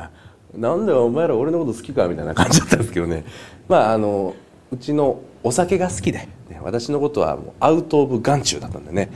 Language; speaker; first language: Japanese; native; Japanese